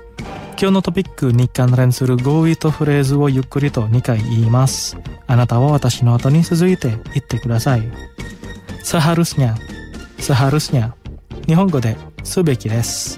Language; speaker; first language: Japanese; non-native, fluent; Indonesian